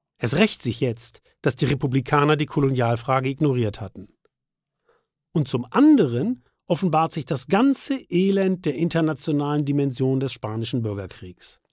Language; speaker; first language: German; native; German